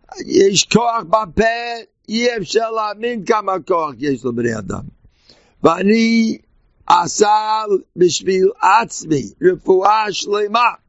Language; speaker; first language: Hebrew; non-native, fluent; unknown